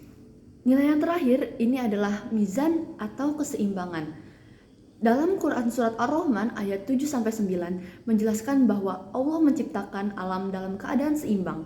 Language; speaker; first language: Indonesian; native; Indonesian